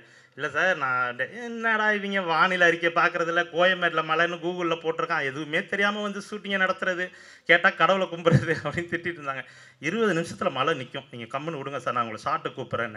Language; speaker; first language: Tamil; native; Tamil